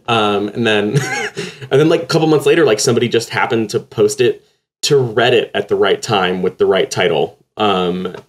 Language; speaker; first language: English; native; English